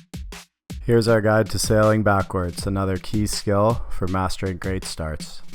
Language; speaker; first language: English; native; English